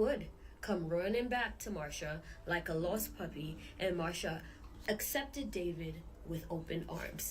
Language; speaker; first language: English; native; English